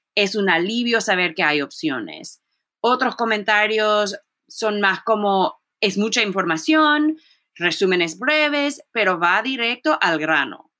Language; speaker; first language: Spanish; early bilingual, heritage; Spanish